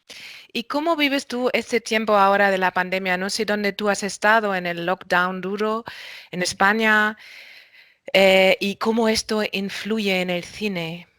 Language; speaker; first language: Spanish; non-native, fluent; German